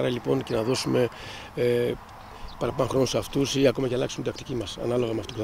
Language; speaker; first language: Greek; native; Greek